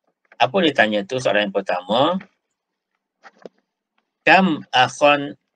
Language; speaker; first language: Malay; native; Malay